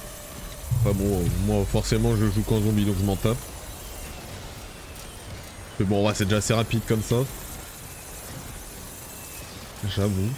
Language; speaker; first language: French; native; French